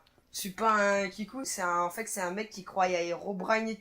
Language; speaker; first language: French; native; French